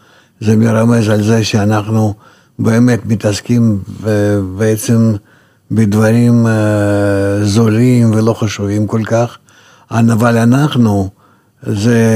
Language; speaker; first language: Hebrew; non-native, fluent; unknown